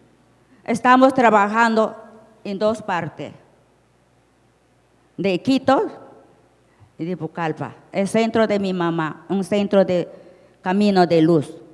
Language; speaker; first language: Spanish; non-native, local second language; Shipibo-Conibo